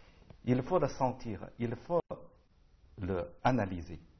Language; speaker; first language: French; non-native, learner; Chinese